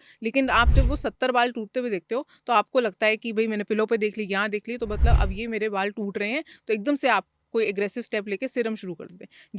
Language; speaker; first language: Hindi; native; Hindi